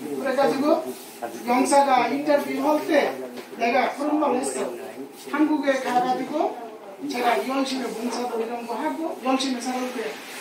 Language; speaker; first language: Korean; non-native, fluent; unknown